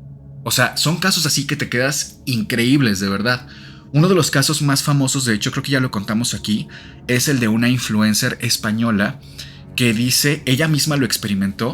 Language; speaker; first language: Spanish; native; Spanish